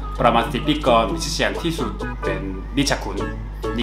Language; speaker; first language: Thai; non-native, fluent; Korean